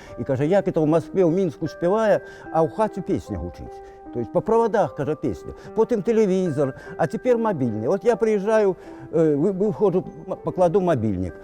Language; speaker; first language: Belarusian; native; Belarusian